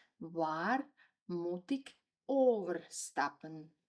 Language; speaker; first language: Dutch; non-native, fluent; Ukrainian